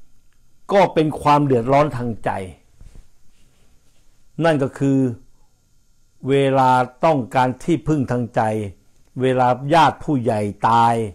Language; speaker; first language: Thai; native; Thai